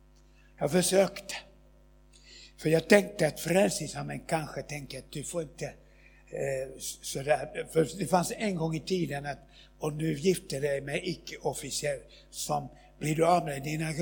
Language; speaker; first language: Swedish; non-native, fluent; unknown